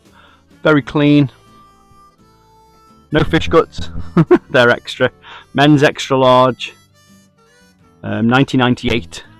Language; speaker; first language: English; native; English